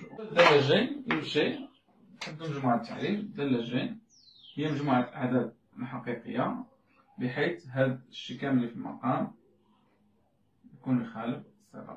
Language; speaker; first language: Arabic; native; Arabic